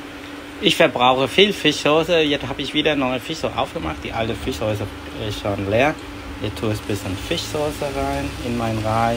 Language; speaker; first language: German; non-native, learner; Vietnamese